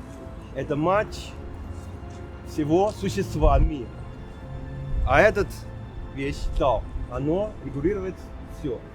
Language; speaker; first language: Russian; non-native, fluent; Chinese